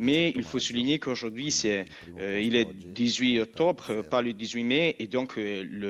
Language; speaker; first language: French; non-native, fluent; Italian